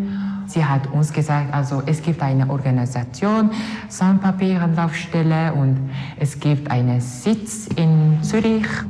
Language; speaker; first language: German; non-native, learner; Mongolian